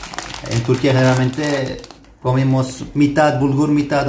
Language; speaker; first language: Spanish; non-native, fluent; Turkish